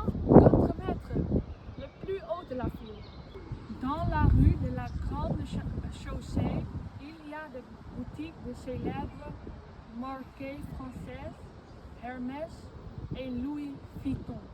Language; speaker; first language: French; non-native, learner; Dutch